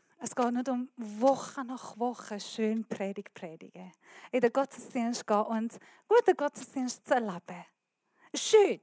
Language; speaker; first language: German; non-native, learner; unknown